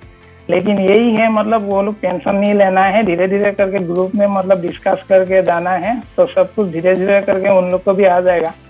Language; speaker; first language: Hindi; non-native, local second language; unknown